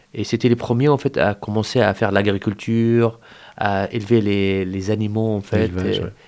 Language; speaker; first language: French; non-native, fluent; Arabic